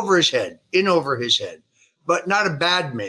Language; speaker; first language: English; native; English